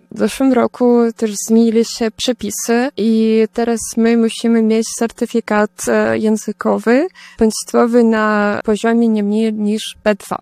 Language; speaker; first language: Polish; non-native, learner; Russian